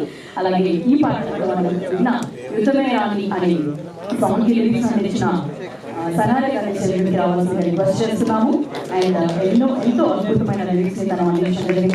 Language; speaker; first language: Telugu; native; Telugu